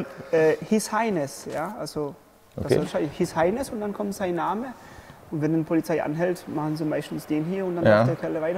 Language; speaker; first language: German; early bilingual, other home language; Polish